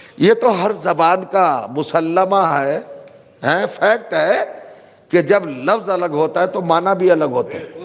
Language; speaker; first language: Urdu; native; Urdu